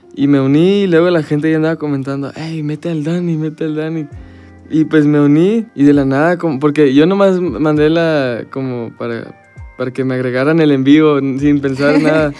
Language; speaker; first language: Spanish; early bilingual, heritage; Spanish